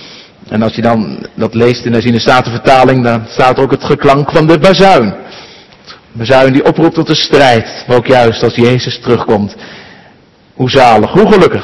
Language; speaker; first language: Dutch; native; Dutch